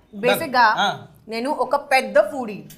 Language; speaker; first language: Telugu; non-native, learner; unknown